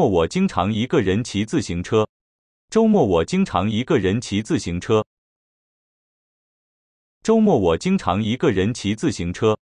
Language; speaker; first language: Chinese; non-native, learner; Japanese